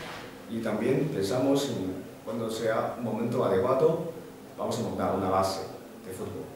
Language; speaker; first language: Spanish; non-native, fluent; Chinese